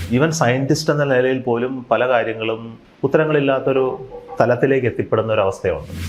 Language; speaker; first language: Malayalam; native; Malayalam